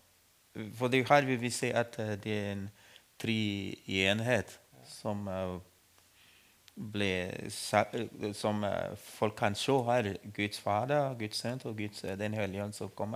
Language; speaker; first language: Norwegian; non-native, fluent; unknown